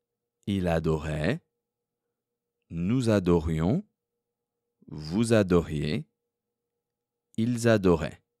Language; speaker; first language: French; non-native, fluent; Korean